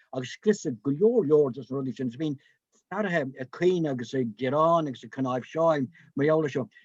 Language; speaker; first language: Irish; non-native, local second language; English